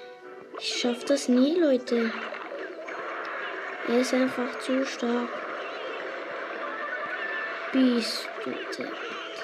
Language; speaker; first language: German; non-native, local second language; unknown